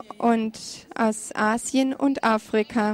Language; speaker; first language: German; non-native, fluent; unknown